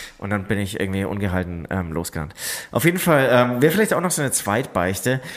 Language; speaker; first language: German; native; German